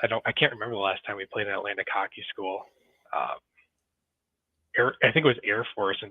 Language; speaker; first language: English; native; English